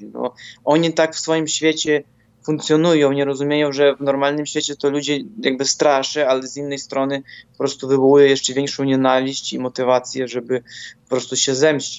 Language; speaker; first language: Polish; non-native, fluent; Ukrainian